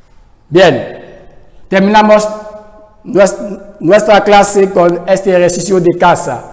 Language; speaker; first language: Spanish; non-native, fluent; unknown